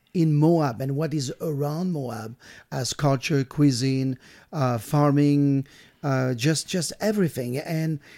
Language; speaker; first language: English; non-native, fluent; French